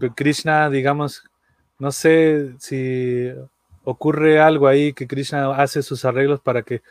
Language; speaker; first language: Spanish; native; Spanish